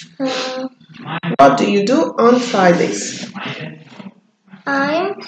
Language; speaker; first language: English; non-native, learner; Turkish